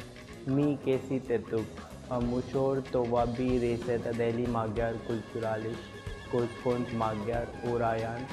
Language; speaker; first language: Hungarian; non-native, learner; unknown